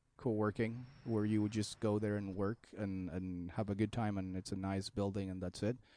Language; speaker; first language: English; non-native, fluent; Spanish